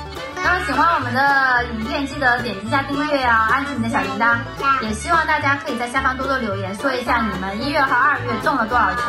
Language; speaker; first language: Chinese; native; Chinese